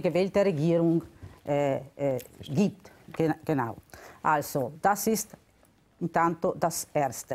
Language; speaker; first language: German; non-native, local second language; Italian